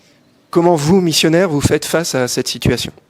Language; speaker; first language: French; native; French